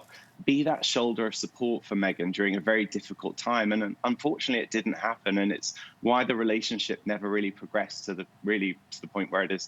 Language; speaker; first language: English; native; English